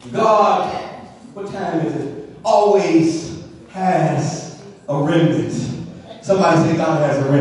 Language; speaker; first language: English; native; English